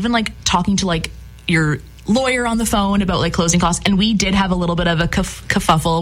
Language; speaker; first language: English; native; English